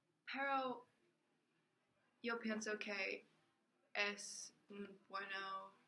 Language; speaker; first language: Spanish; non-native, learner; English